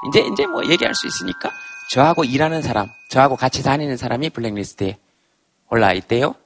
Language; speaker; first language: Korean; native; Korean